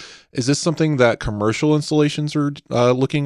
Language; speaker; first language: English; native; English